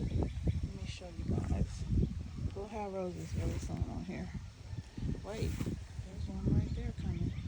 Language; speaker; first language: English; native; English